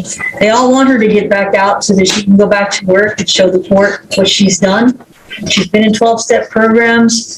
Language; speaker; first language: English; native; English